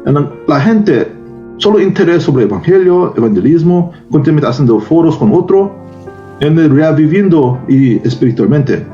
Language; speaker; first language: Spanish; non-native, learner; Korean